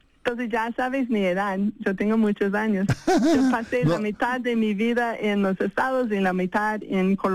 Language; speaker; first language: Spanish; non-native, fluent; English